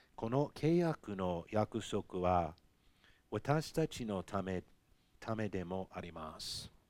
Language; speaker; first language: Japanese; non-native, fluent; English